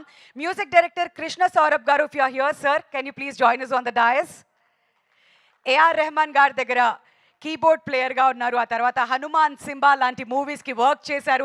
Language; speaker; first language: Telugu; native; Telugu